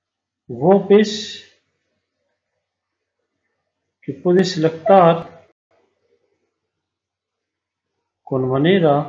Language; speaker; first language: Spanish; non-native, learner; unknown